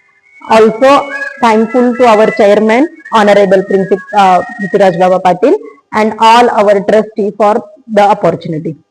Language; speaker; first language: English; non-native, local second language; Marathi